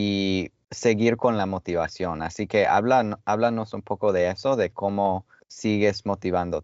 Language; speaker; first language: Spanish; non-native, fluent; English